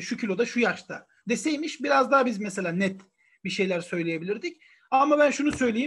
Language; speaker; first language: Turkish; native; Turkish